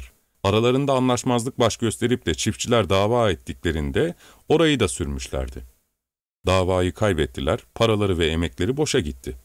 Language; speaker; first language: Turkish; native; Turkish